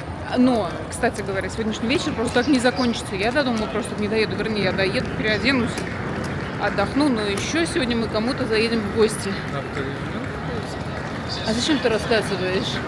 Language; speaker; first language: Russian; native; Russian